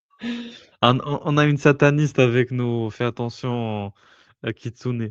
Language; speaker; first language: French; native; French